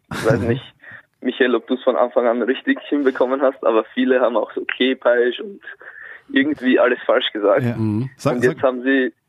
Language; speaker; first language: German; native; German